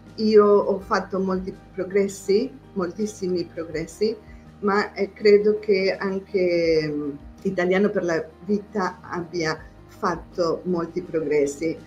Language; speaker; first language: Italian; non-native, learner; Spanish